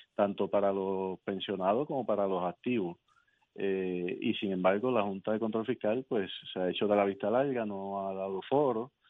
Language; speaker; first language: Spanish; native; Spanish